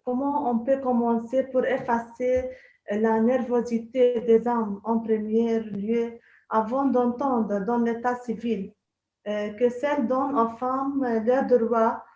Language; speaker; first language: French; non-native, local second language; Arabic